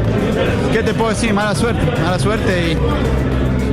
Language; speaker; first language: Spanish; native; Spanish